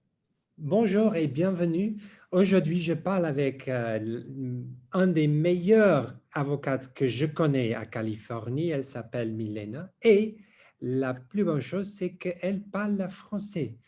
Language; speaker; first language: French; non-native, learner; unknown